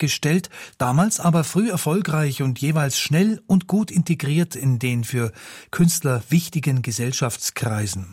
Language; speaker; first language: German; native; German